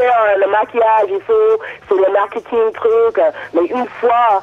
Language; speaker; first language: French; non-native, learner; English